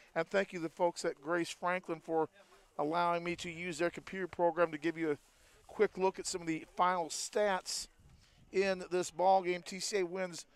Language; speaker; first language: English; native; English